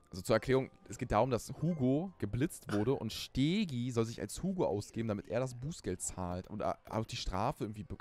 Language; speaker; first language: German; native; German